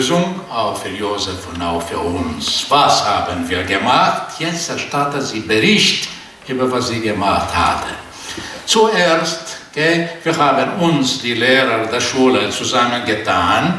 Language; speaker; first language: German; non-native, fluent; Portuguese